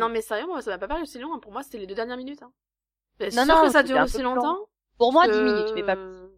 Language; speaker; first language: French; native; French